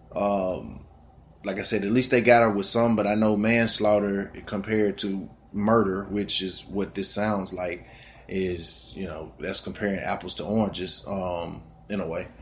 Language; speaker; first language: English; native; English